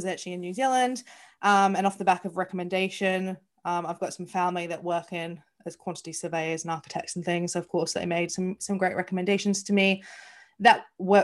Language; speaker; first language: English; native; English